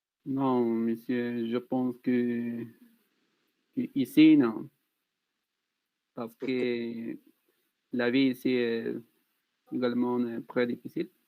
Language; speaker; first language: French; non-native, learner; Spanish